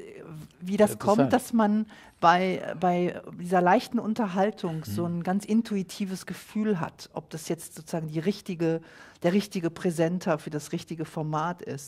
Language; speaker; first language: German; native; German